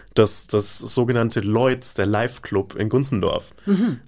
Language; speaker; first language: German; native; German